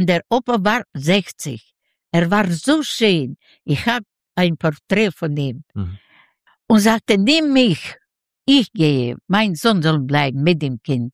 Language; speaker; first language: German; non-native, learner; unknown